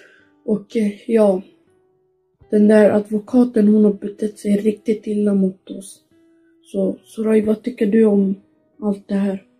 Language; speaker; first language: Swedish; early bilingual, other home language; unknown